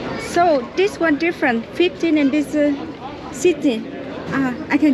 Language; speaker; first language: English; non-native, learner; Vietnamese